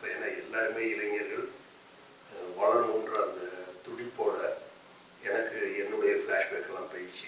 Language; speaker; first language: Tamil; native; Tamil